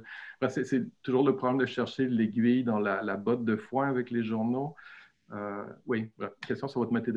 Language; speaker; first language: French; native; French